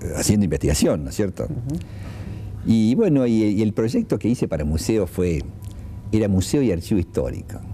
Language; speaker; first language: Spanish; native; Spanish